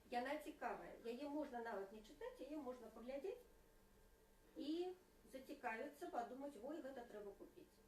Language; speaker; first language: Belarusian; non-native, local second language; Russian